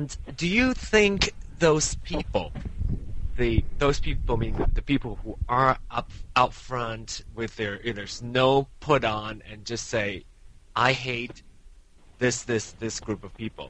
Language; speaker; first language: English; non-native, local second language; Min Nan Chinese